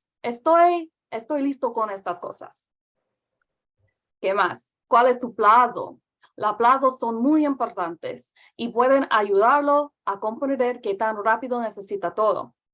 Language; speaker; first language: Spanish; non-native, learner; English